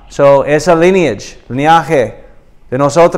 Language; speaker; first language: Spanish; non-native, learner; English